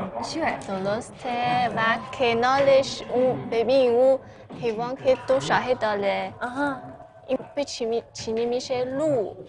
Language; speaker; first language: Persian; non-native, fluent; Chinese